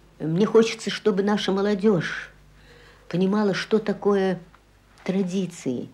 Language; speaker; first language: Russian; native; Russian